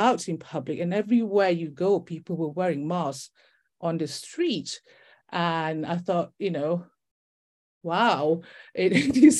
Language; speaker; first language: English; non-native, local second language; Malay